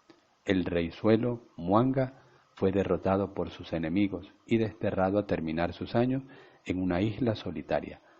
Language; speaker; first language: Spanish; native; Spanish